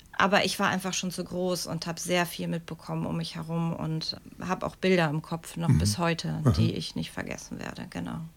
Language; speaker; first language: German; early bilingual, other home language; Czech